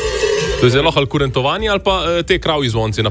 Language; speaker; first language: Slovenian; native; Slovenian